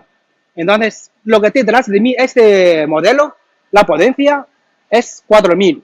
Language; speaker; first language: Spanish; non-native, learner; Chinese